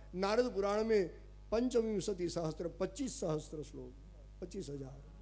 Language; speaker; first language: Hindi; non-native, local second language; Gujarati